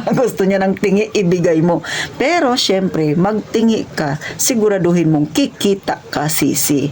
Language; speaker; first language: Filipino; non-native, local second language; Cebuano